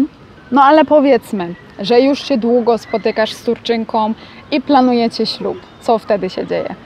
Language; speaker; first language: Polish; native; Polish